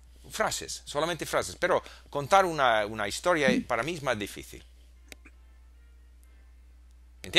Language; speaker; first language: Spanish; non-native, fluent; English